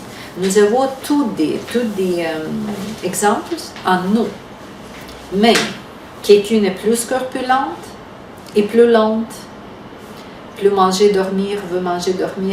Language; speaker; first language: French; non-native, fluent; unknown